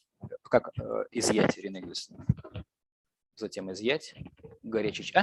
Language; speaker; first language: Russian; native; Russian